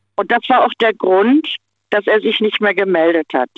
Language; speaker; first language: German; native; German